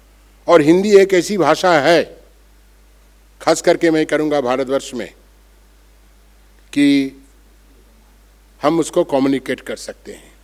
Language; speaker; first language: Hindi; non-native, local second language; Bangla